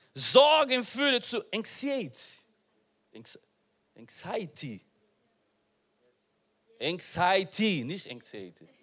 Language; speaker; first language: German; non-native, learner; Portuguese